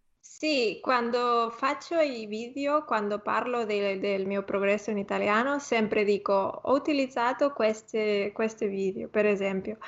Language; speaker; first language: Italian; non-native, fluent; Spanish